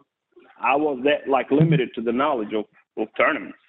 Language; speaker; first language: English; non-native, fluent; Arabic